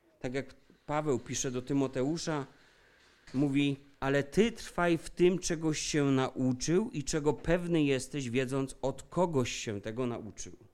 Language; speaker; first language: Polish; native; Polish